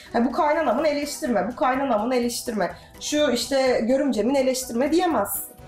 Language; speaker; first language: Turkish; native; Turkish